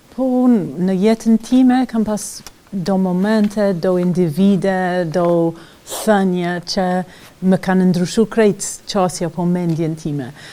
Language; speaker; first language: Albanian; non-native, fluent; English